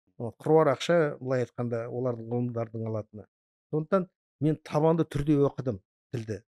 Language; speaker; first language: Kazakh; non-native, local second language; Russian